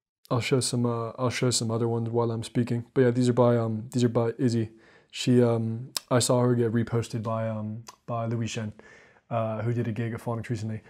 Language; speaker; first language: English; native; English